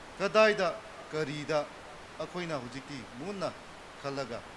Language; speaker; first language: Manipuri; non-native, local second language; Tangkhul Naga (India)